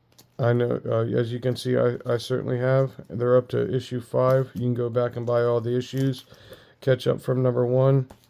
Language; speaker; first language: English; native; English